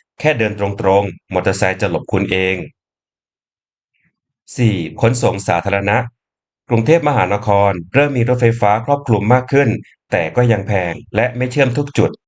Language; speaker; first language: Thai; native; Thai